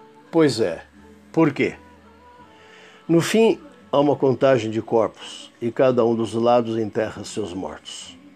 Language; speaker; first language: Portuguese; native; Portuguese